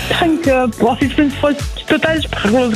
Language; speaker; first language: German; native; German